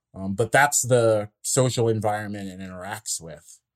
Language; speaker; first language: English; native; English